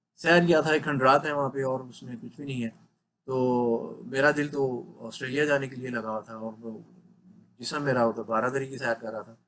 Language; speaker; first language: Urdu; non-native, local second language; Punjabi